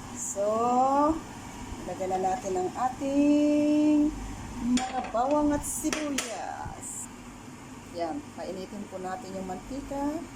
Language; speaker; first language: Filipino; non-native, local second language; Iloko